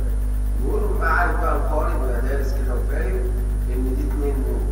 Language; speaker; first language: Arabic; native; Arabic